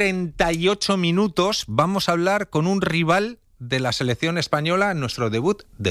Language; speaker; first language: Spanish; native; Spanish